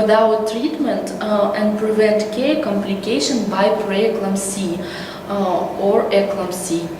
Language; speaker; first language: English; non-native, learner; Russian